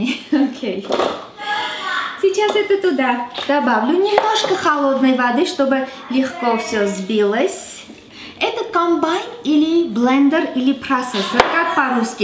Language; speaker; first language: Russian; non-native, fluent; Armenian